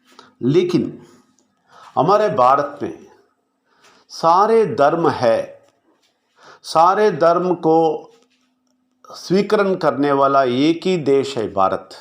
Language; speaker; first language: Hindi; non-native, local second language; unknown